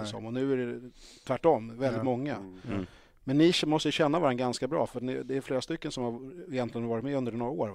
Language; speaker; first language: Swedish; native; Swedish